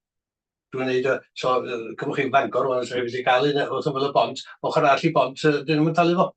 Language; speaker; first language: Welsh; native; Welsh